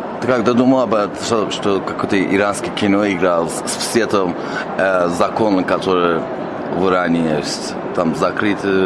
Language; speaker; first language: Russian; non-native, learner; Persian